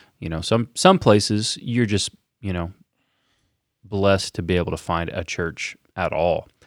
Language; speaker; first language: English; native; English